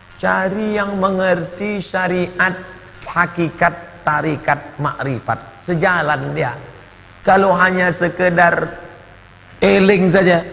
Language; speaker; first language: Indonesian; native; Indonesian